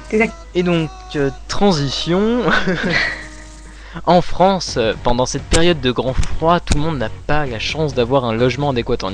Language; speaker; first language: French; native; French